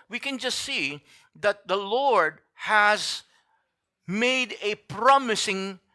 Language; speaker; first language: English; non-native, local second language; Filipino